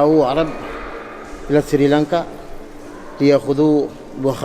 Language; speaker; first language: Arabic; non-native, learner; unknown